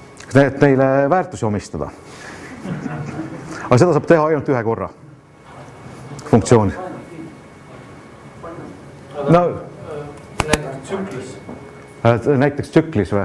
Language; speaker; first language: Estonian; native; Estonian